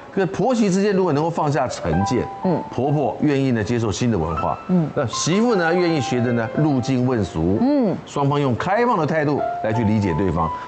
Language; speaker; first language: Chinese; native; Chinese